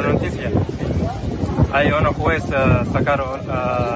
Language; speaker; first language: Spanish; non-native, learner; Arabic